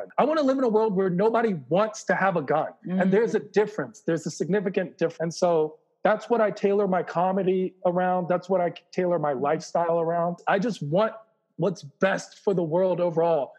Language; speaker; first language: English; native; English